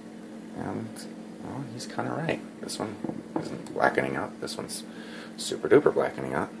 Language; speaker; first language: English; native; English